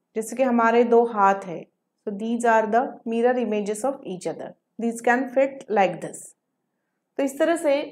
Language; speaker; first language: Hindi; non-native, local second language; Marathi